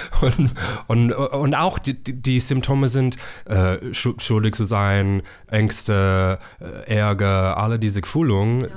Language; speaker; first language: German; non-native, learner; English